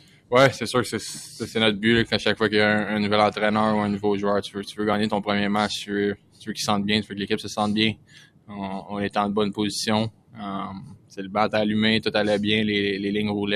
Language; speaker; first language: French; native; French